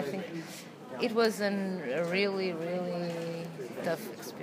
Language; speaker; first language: English; non-native, learner; Portuguese